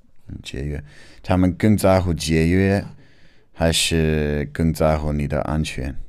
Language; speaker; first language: Chinese; non-native, learner; English